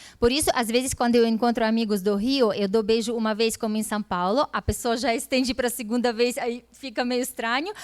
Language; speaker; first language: Portuguese; non-native, fluent; Russian